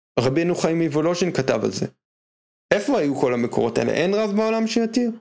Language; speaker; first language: Hebrew; native; Hebrew